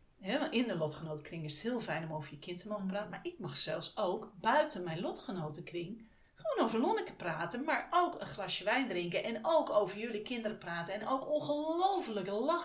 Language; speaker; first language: Dutch; native; Dutch